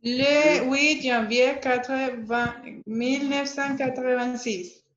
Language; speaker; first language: French; non-native, learner; Spanish